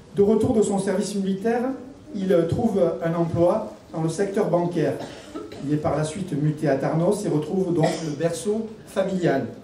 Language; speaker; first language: French; native; French